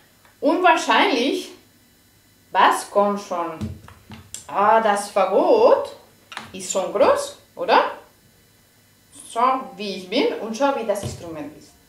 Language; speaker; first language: German; non-native, fluent; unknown